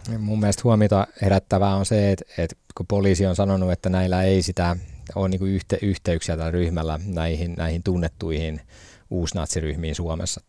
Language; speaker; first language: Finnish; native; Finnish